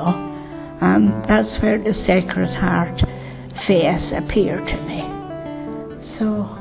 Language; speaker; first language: English; native; English